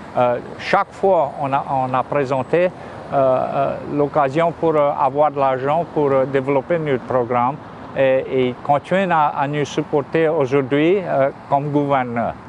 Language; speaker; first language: French; native; French